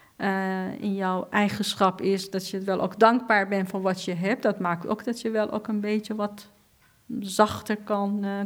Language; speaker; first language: Dutch; non-native, fluent; Persian